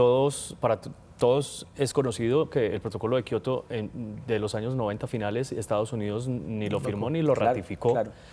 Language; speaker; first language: Spanish; native; Spanish